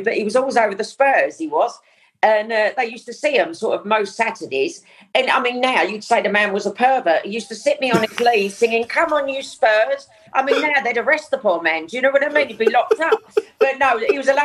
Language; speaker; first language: English; native; English